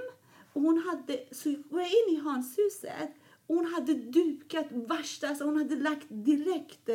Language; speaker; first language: Swedish; non-native, fluent; Persian